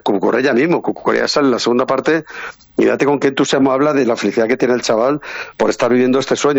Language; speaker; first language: Spanish; native; Spanish